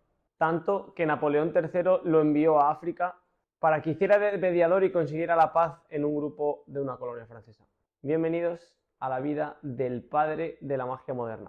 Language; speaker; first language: Spanish; native; Spanish